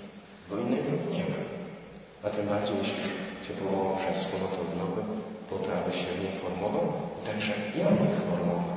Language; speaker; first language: Polish; native; Polish